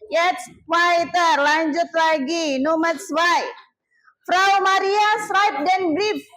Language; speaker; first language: German; non-native, fluent; Indonesian